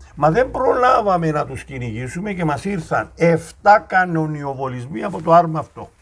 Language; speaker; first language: Greek; native; Greek